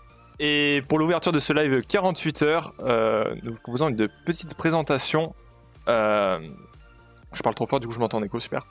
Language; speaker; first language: French; native; French